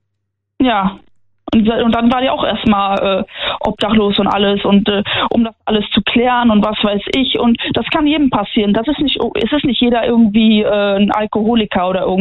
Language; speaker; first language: German; native; German